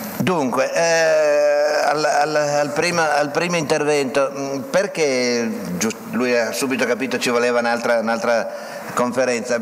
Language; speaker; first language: Italian; native; Italian